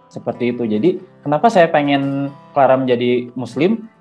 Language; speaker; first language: Indonesian; native; Indonesian